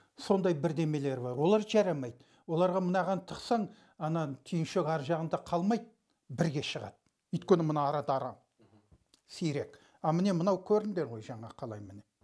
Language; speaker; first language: Kazakh; early bilingual, heritage; Kazakh